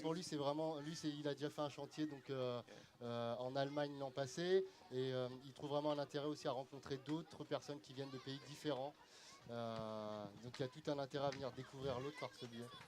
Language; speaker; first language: French; native; French